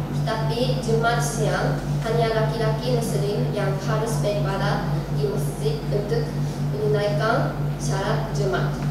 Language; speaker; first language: Indonesian; non-native, learner; Japanese